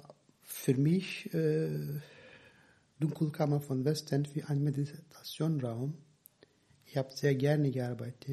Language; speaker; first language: German; non-native, fluent; Turkish